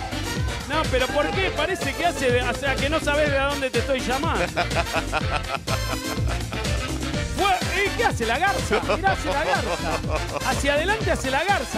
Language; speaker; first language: Spanish; native; Spanish